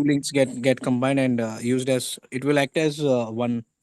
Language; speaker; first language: English; non-native, local second language; Hindi